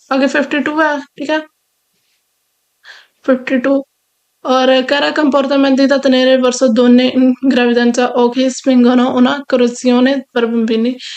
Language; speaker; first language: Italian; non-native, fluent; Urdu